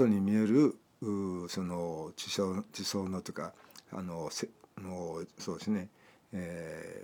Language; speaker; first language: Japanese; native; Japanese